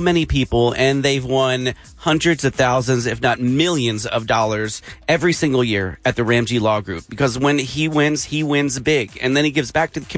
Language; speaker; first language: English; native; English